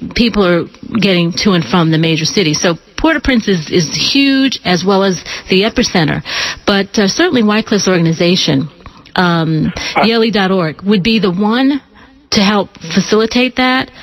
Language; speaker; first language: English; native; English